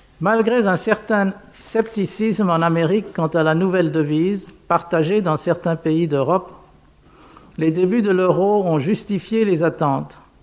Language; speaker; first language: French; non-native, fluent; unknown